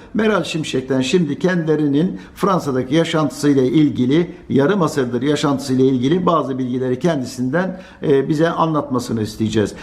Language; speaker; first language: Turkish; native; Turkish